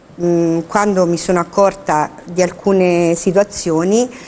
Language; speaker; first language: Italian; native; Italian